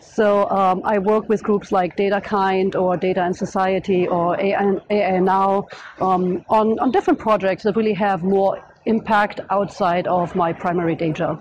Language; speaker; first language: English; non-native, fluent; German